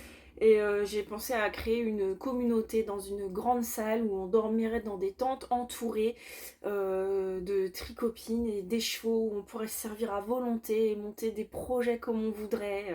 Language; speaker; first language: French; native; French